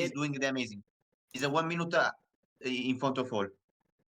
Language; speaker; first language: English; non-native, learner; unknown